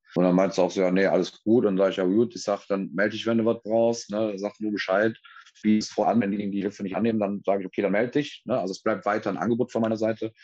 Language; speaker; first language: German; native; German